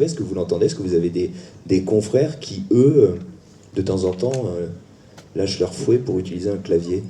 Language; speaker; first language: French; native; French